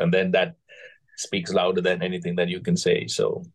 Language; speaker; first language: English; non-native, local second language; Sinhala